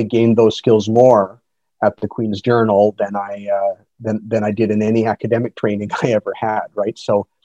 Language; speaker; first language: English; native; English